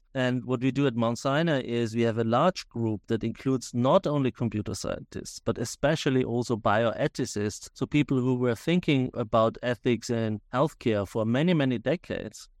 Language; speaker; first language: English; non-native, fluent; German